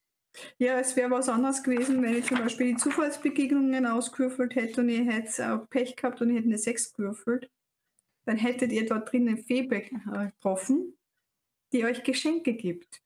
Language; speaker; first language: German; native; German